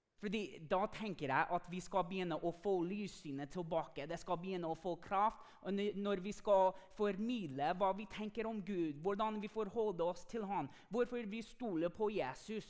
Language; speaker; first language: Norwegian; non-native, fluent; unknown